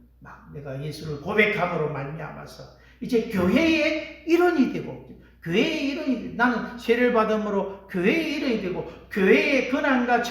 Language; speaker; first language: Korean; native; Korean